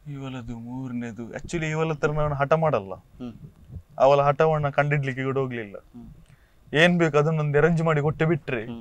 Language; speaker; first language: Kannada; non-native, local second language; Badaga